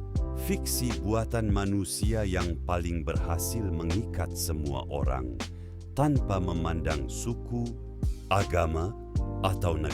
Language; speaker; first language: Indonesian; native; Indonesian